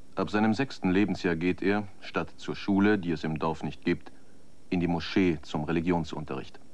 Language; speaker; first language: German; native; German